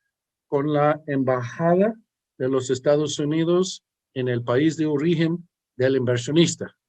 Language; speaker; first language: Spanish; early bilingual, heritage; English